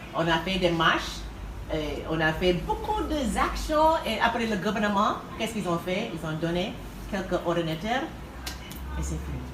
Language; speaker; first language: French; non-native, learner; English